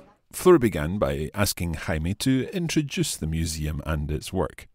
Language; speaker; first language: English; native; English